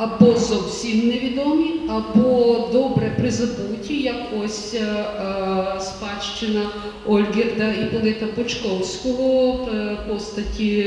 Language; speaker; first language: Ukrainian; native; Ukrainian